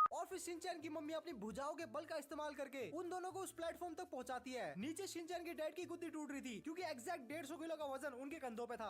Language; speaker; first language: Hindi; early bilingual, other home language; Nepali